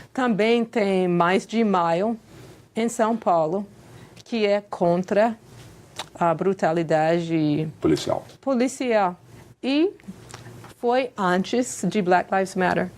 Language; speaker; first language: Portuguese; non-native, fluent; English